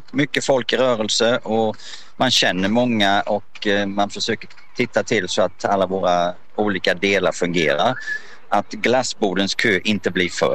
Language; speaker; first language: Swedish; native; Swedish